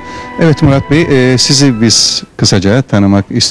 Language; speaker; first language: Turkish; native; Turkish